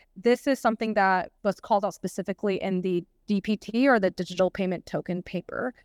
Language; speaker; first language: English; native; English